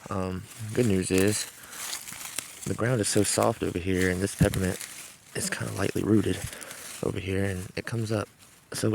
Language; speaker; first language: English; native; English